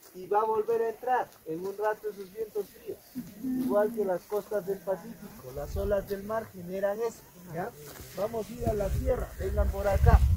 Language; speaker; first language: Spanish; native; Spanish